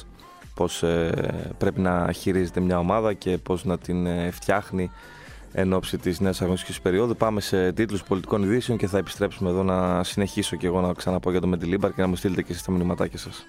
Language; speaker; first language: Greek; native; Greek